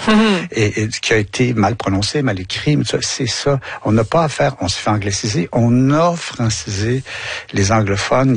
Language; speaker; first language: French; native; French